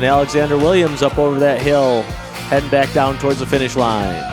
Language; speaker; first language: English; native; English